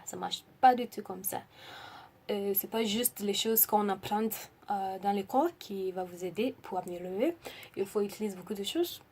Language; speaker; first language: French; non-native, learner; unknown